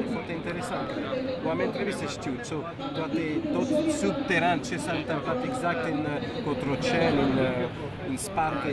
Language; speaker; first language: Romanian; non-native, learner; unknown